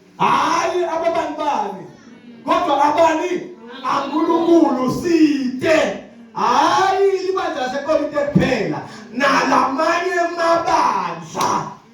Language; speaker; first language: Zulu; non-native, local second language; Swati